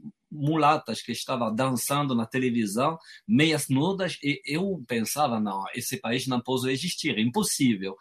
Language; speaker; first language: Portuguese; non-native, fluent; French